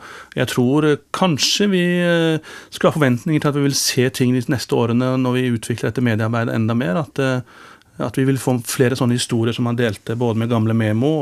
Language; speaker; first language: Norwegian; native; Norwegian